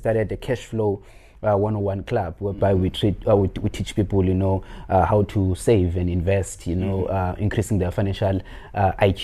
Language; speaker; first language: English; non-native, local second language; Xhosa